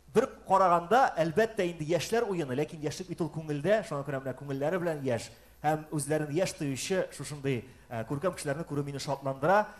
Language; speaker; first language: Tatar; native; Tatar